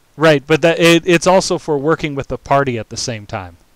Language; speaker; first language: English; native; English